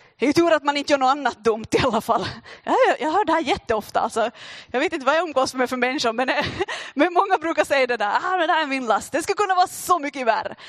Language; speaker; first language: Swedish; native; Swedish